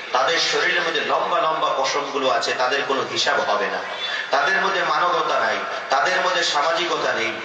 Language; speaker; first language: Bangla; non-native, local second language; Assamese